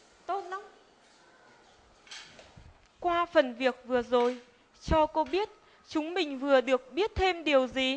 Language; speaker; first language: Vietnamese; native; Vietnamese